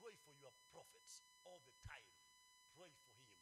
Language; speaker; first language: English; non-native, local second language; Swahili